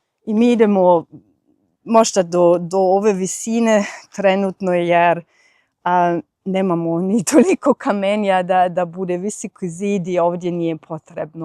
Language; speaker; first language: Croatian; non-native, fluent; German